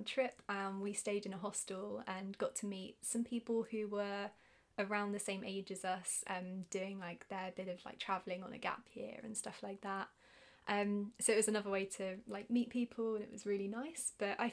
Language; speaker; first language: English; native; English